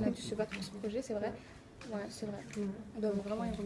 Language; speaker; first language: French; native; French